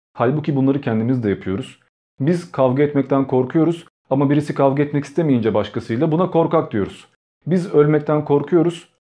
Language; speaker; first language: Turkish; early bilingual, other home language; Albanian